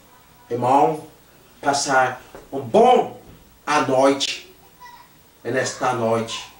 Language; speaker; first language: Portuguese; non-native, learner; Haitian Creole